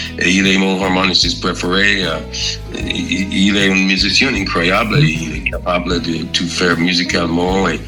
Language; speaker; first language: French; non-native, fluent; English